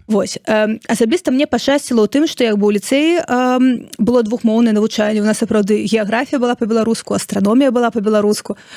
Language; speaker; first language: Belarusian; non-native, local second language; Russian